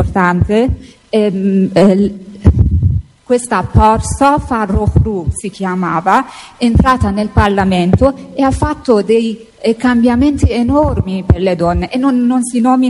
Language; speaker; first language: Italian; non-native, fluent; Persian